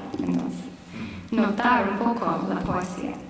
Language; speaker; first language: Spanish; non-native, fluent; English